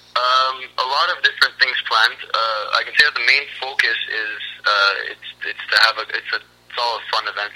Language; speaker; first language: English; early bilingual, other home language; Armenian